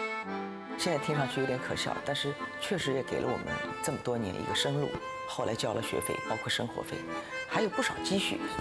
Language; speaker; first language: Chinese; native; Chinese